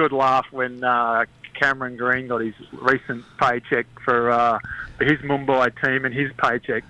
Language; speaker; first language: English; native; English